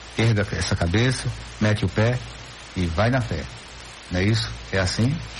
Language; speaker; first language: Portuguese; native; Portuguese